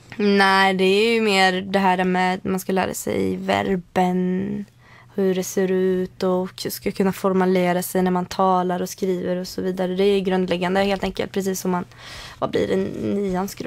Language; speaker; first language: Swedish; native; Swedish